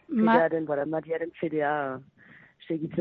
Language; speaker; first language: Basque; non-native, local second language; French